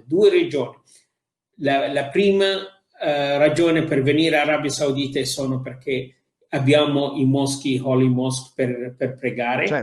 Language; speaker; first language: Italian; non-native, fluent; Arabic